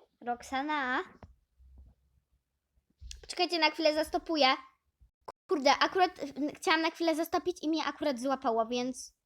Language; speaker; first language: Polish; native; Polish